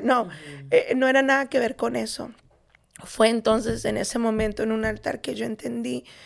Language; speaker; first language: Spanish; early bilingual, heritage; Spanish